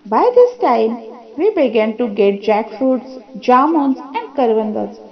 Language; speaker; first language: English; non-native, local second language; Marathi